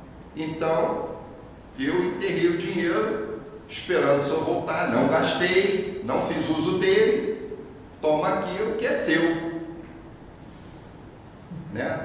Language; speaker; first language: Portuguese; native; Portuguese